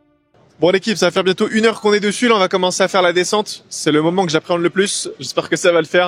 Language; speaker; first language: French; native; French